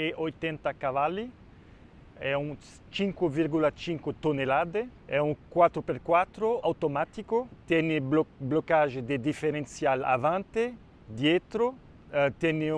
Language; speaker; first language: Italian; non-native, local second language; Spanish